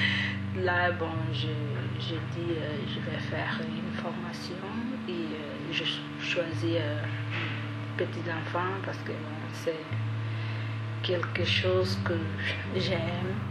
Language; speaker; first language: French; non-native, learner; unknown